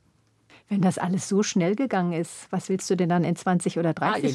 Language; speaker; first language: German; native; German